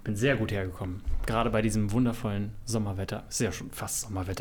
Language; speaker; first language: German; native; German